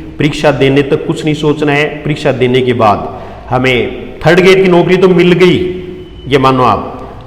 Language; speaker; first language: Hindi; native; Hindi